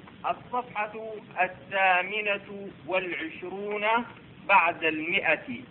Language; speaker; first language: Arabic; non-native, learner; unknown